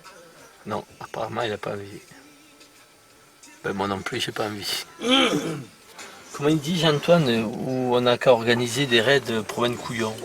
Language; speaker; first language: French; native; French